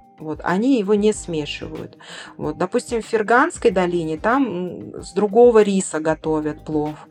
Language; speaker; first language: Russian; native; Russian